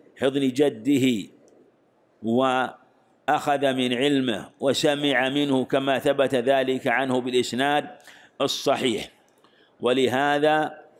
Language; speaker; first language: Arabic; native; Arabic